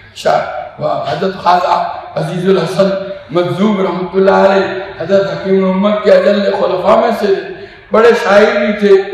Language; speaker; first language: Urdu; non-native, local second language; Gujarati